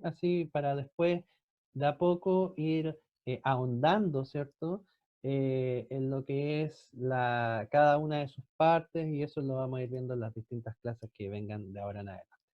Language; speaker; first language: Spanish; native; Spanish